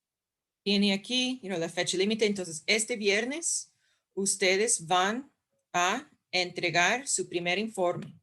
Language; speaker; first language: Spanish; non-native, fluent; English